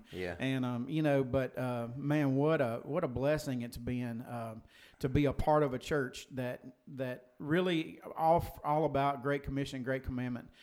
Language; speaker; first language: English; native; English